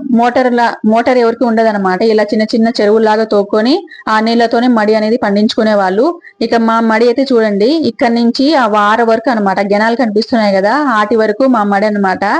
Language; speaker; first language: Telugu; native; Telugu